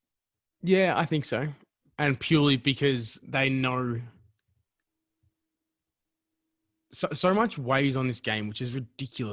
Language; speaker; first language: English; native; English